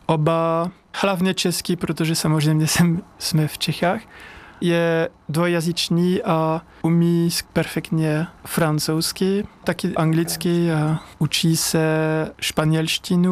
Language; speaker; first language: Czech; non-native, learner; French